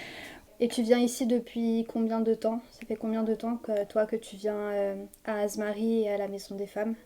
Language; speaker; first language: French; native; French